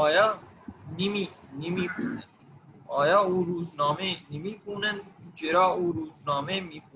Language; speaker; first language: Persian; non-native, learner; Urdu